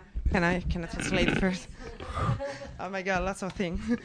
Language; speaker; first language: English; non-native, fluent; Italian